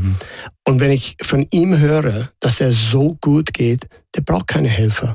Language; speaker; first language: German; non-native, fluent; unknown